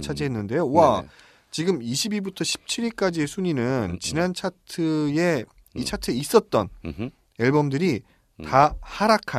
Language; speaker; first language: Korean; native; Korean